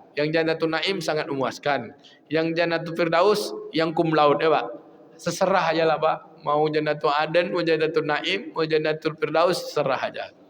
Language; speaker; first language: Malay; non-native, local second language; Minangkabau